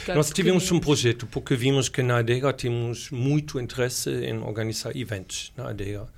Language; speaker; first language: Portuguese; non-native, fluent; German